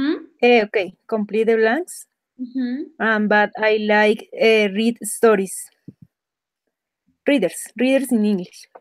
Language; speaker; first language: English; non-native, learner; Spanish